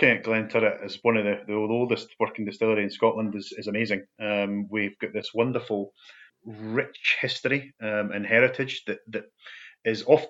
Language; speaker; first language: English; native; English